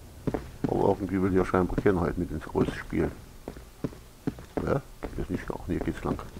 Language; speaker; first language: German; native; German